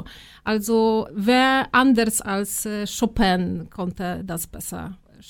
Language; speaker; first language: German; non-native, fluent; Polish